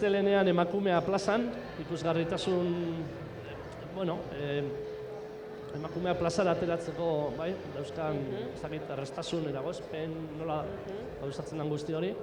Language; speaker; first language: Basque; native; Basque